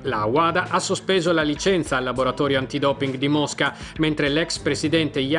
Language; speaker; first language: Italian; native; Italian